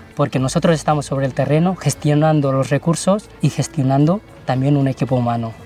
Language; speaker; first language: Spanish; early bilingual, other home language; Nepali